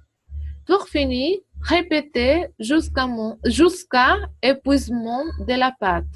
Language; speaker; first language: French; non-native, learner; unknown